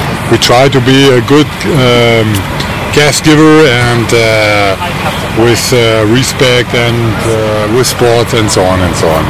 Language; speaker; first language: English; non-native, fluent; German